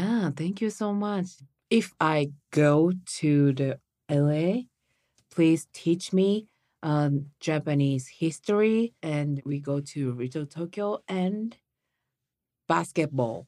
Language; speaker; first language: English; non-native, learner; Japanese